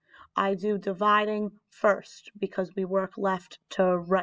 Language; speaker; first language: English; native; English